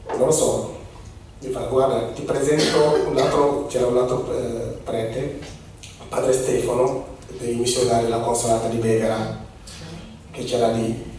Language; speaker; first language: Italian; non-native, fluent; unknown